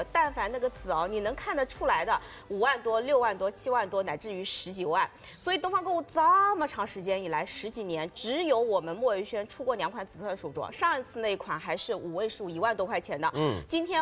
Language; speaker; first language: Chinese; native; Chinese